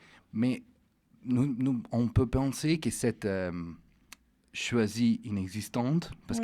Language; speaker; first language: French; non-native, fluent; Italian